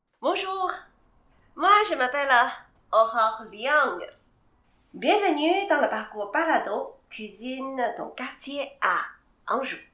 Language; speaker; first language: French; non-native, fluent; Chinese